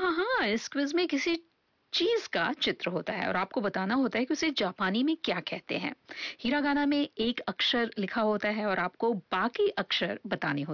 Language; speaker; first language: Hindi; native; Hindi